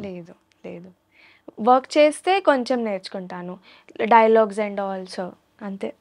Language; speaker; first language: Telugu; non-native, learner; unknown